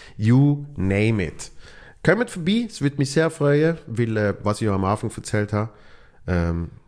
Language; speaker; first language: German; native; German